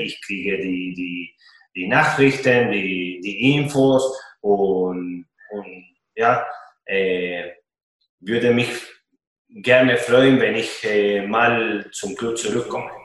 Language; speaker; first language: German; non-native, fluent; Spanish